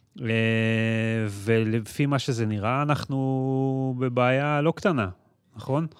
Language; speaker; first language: Hebrew; native; Hebrew